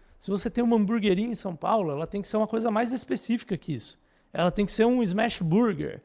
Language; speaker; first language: Portuguese; native; Portuguese